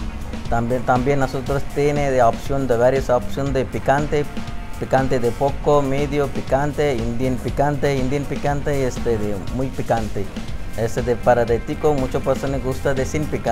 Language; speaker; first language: Spanish; non-native, learner; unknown